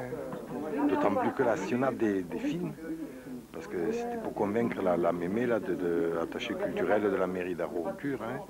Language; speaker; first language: French; native; French